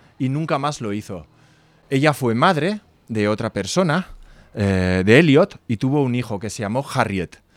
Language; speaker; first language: Spanish; native; Spanish